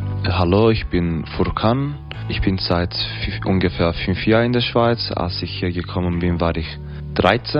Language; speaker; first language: German; non-native, fluent; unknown